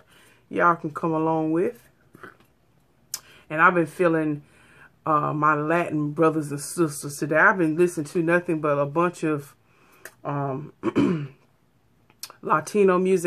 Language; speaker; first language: English; native; English